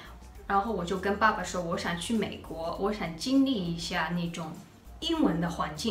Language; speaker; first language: Chinese; non-native, fluent; Japanese